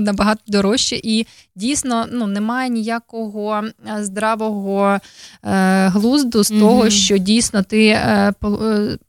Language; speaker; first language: Ukrainian; native; Ukrainian